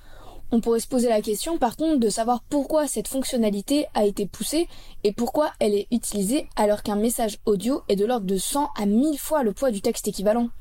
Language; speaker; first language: French; native; French